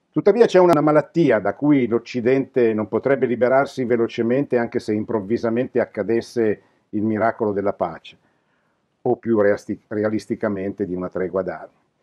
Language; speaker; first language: Italian; native; Italian